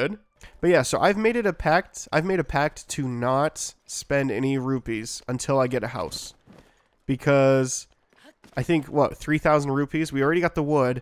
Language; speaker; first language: English; native; English